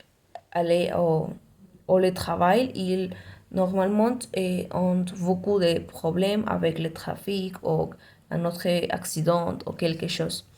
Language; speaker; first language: French; non-native, learner; Spanish